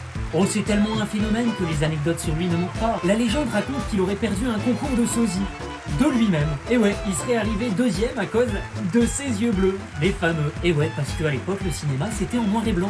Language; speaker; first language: French; native; French